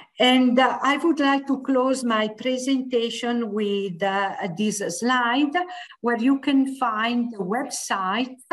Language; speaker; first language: English; non-native, fluent; Italian